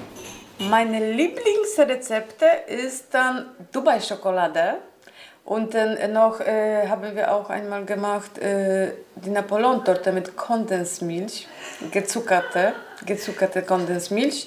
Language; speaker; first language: German; non-native, learner; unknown